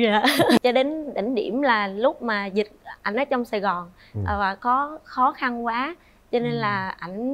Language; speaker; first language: Vietnamese; native; Vietnamese